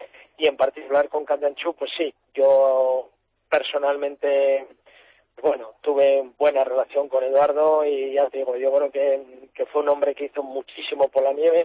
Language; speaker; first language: Spanish; native; Spanish